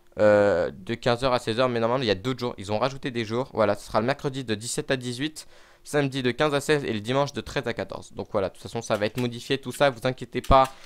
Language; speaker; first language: French; native; French